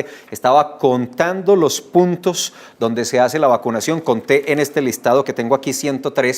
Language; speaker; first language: Spanish; native; Spanish